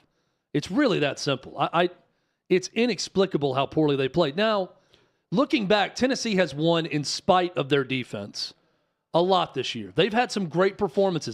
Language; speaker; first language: English; native; English